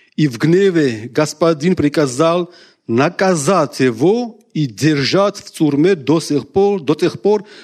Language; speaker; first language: Russian; non-native, local second language; Georgian